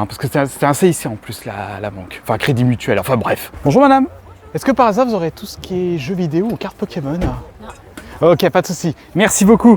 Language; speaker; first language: French; native; French